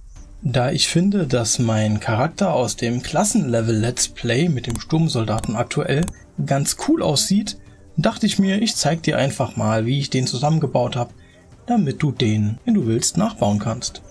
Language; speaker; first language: German; native; German